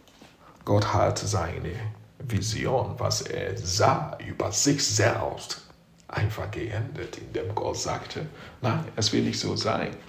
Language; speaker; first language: German; non-native, fluent; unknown